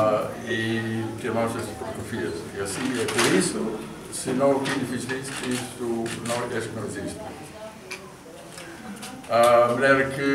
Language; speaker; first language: Portuguese; non-native, learner; English